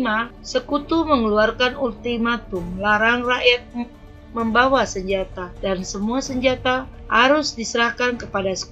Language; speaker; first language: Indonesian; native; Indonesian